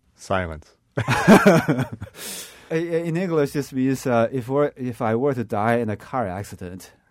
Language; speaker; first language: English; non-native, fluent; Chinese